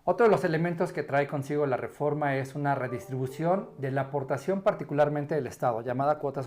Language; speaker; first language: Spanish; native; Spanish